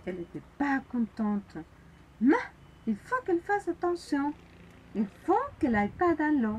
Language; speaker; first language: French; non-native, fluent; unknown